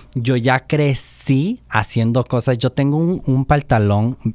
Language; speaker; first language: Spanish; native; Spanish